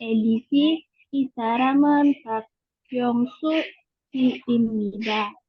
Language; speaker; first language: Korean; non-native, learner; Indonesian